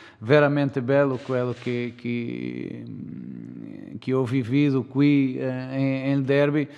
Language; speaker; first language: Italian; non-native, fluent; Portuguese